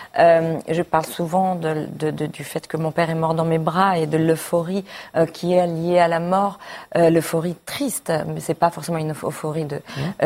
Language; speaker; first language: French; early bilingual, other home language; Hebrew